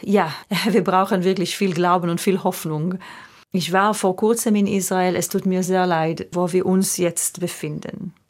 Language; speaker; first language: German; non-native, fluent; Hebrew